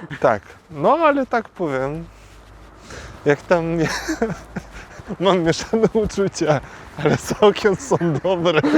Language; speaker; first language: Polish; non-native, fluent; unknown